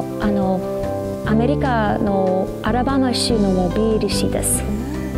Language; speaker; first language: Japanese; non-native, learner; English